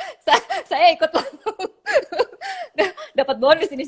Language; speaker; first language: Indonesian; native; Indonesian